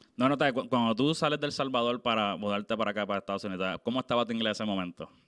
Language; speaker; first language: Spanish; native; Spanish